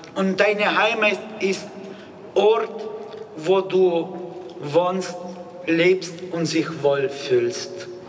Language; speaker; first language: German; non-native, fluent; Ukrainian